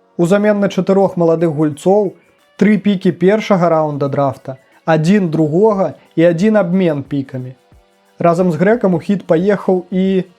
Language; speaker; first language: Belarusian; native; Belarusian